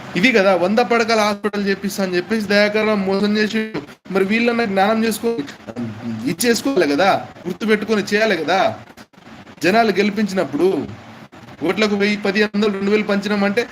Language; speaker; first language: Telugu; non-native, local second language; Lambadi